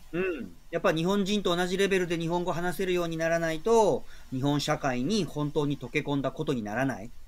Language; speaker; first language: Japanese; native; Japanese